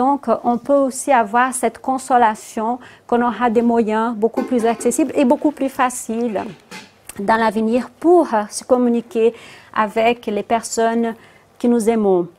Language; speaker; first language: French; non-native, fluent; Portuguese